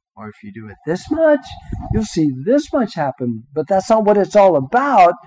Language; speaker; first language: English; native; English